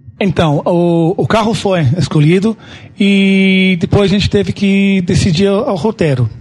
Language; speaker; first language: Portuguese; non-native, fluent; English